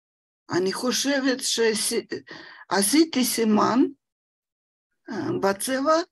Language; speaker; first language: Hebrew; non-native, fluent; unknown